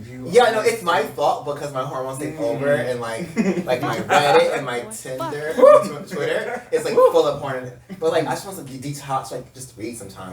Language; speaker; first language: English; native; English